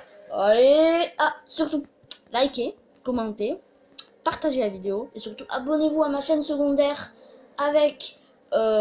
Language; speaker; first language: French; native; French